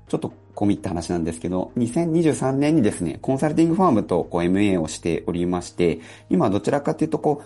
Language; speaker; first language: Japanese; native; Japanese